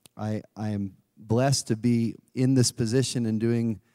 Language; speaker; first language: English; native; English